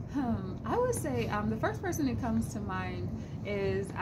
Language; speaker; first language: English; native; English